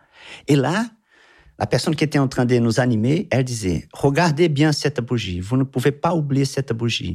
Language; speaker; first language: French; non-native, fluent; Portuguese